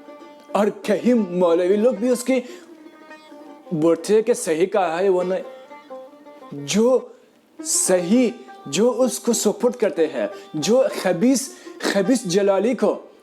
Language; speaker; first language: Urdu; non-native, fluent; Persian